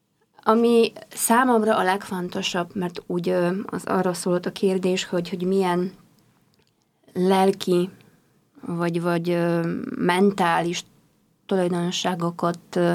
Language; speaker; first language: Hungarian; non-native, fluent; Polish